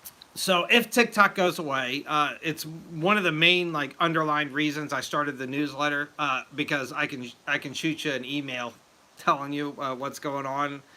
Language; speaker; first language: English; native; English